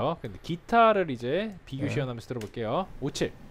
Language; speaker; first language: Korean; native; Korean